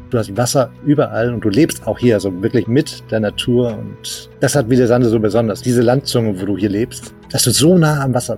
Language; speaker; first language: German; native; German